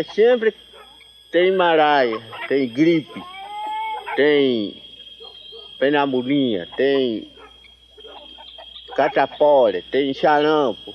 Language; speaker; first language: Portuguese; non-native, local second language; Kayapó